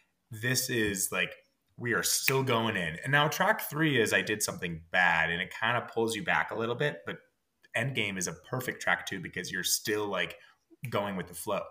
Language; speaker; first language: English; native; English